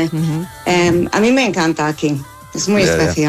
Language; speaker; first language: Spanish; non-native, fluent; English